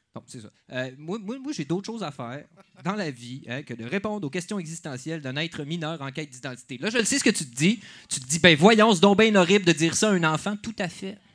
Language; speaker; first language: French; native; French